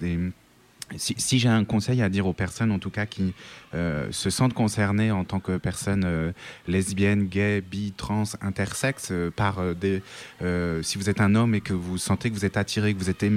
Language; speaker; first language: French; native; French